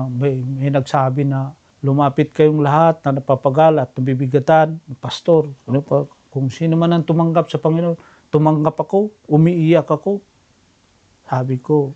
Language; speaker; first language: Filipino; non-native, local second language; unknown